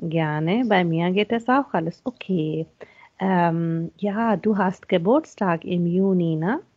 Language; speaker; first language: German; non-native, fluent; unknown